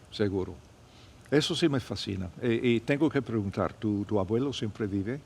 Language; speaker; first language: Spanish; non-native, fluent; English